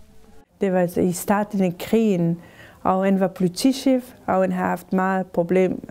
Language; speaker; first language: Danish; non-native, fluent; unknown